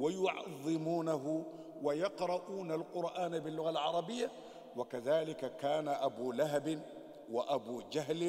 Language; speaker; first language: Arabic; non-native, fluent; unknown